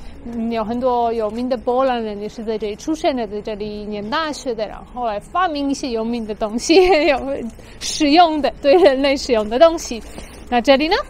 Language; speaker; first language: Chinese; non-native, fluent; Polish